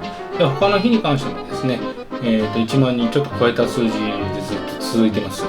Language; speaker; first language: Japanese; native; Japanese